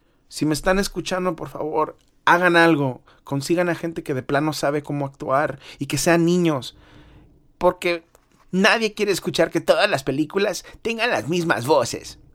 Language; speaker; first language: Spanish; early bilingual, heritage; Spanish